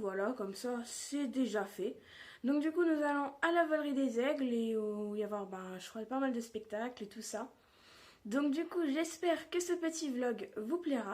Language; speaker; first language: French; native; French